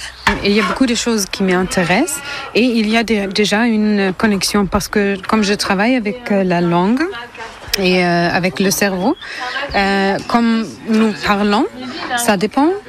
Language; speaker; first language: French; non-native, fluent; German